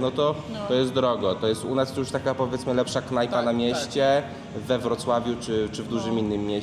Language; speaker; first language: Polish; native; Polish